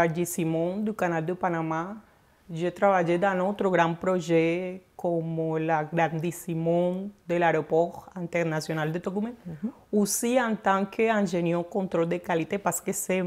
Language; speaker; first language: French; non-native, fluent; Spanish